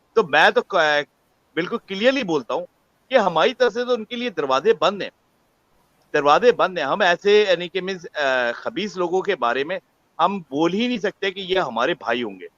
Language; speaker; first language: Urdu; native; Urdu